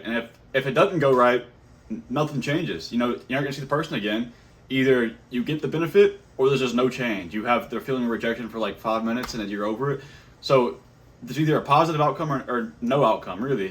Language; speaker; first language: English; native; English